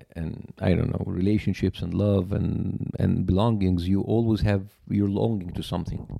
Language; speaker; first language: English; non-native, fluent; Arabic